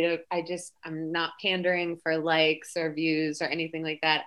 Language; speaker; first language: English; native; English